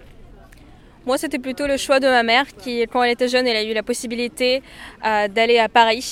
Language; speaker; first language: French; non-native, fluent; Russian